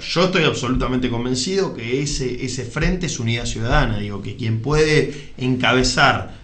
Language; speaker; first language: Spanish; native; Spanish